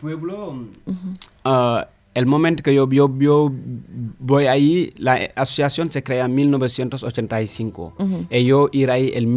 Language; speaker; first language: Spanish; non-native, learner; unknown